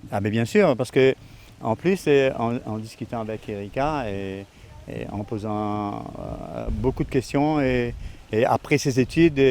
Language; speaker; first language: French; non-native, local second language; Réunion Creole French